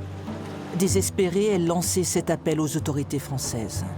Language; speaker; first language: French; native; French